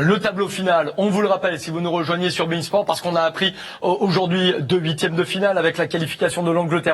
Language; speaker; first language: French; native; French